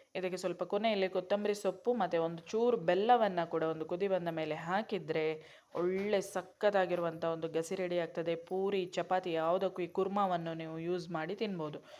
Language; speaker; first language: Kannada; non-native, local second language; Konkani